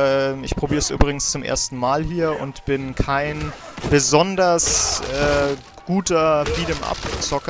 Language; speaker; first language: German; native; German